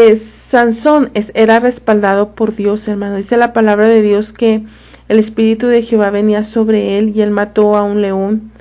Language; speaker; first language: Spanish; native; Spanish